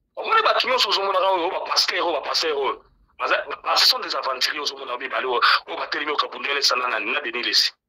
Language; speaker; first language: Lingala; non-native, local second language; Kongo